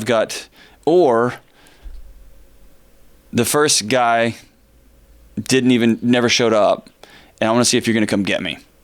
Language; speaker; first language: English; native; English